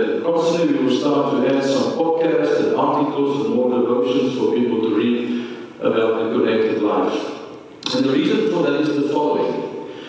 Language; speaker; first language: English; non-native, local second language; Afrikaans